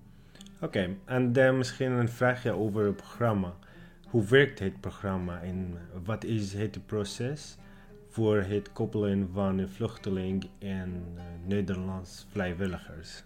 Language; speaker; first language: Dutch; non-native, learner; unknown